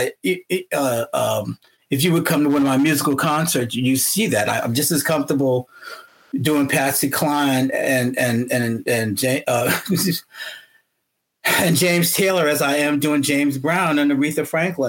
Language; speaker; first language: English; native; English